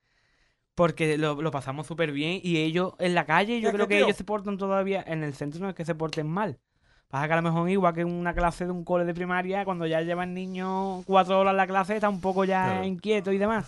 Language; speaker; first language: Spanish; native; Spanish